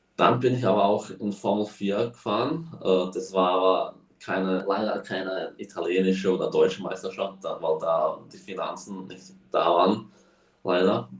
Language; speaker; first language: German; early bilingual, heritage; Slovak